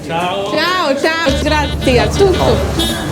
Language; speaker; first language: Italian; non-native, learner; English